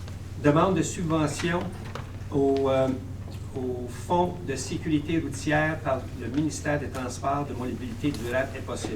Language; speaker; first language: French; native; French